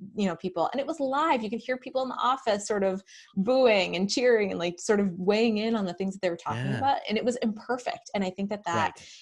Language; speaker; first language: English; native; English